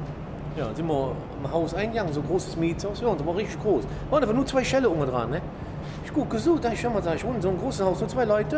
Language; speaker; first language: German; native; German